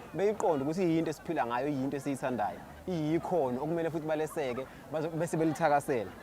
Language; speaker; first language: Zulu; native; Zulu